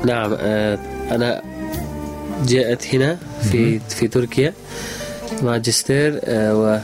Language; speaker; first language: Arabic; non-native, learner; Urdu